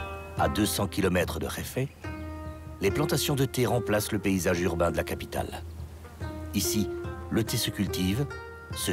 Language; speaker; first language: French; native; French